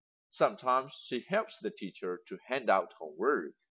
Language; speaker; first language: English; non-native, fluent; Chinese